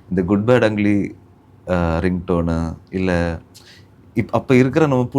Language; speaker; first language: Tamil; early bilingual, heritage; Tamil